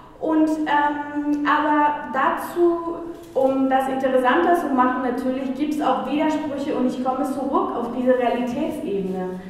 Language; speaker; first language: German; non-native, fluent; Spanish